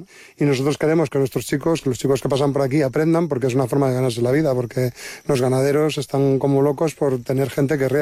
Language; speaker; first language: Spanish; native; Spanish